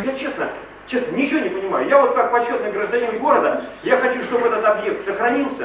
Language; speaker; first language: Russian; native; Russian